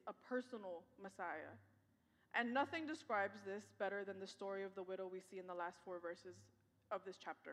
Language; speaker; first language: English; native; English